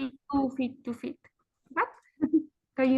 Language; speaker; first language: English; non-native, learner; Spanish